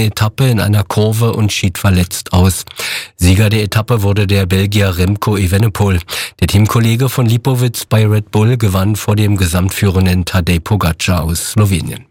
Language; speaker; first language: German; native; German